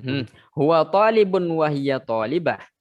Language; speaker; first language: Arabic; non-native, fluent; Indonesian